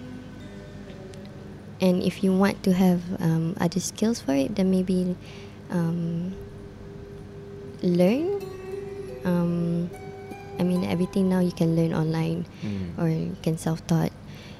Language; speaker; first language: English; non-native, local second language; Malay